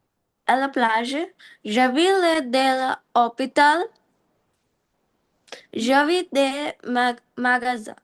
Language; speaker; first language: French; non-native, learner; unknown